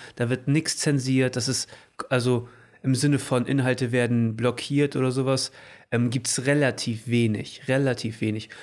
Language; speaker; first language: German; early bilingual, other home language; Portuguese